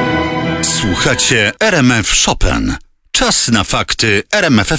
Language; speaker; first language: Polish; native; Polish